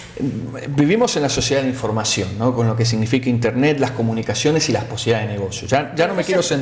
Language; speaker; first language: Spanish; native; Spanish